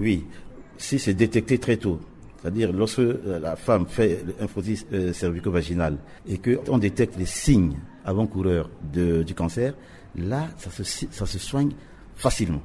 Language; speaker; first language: French; non-native, local second language; Sango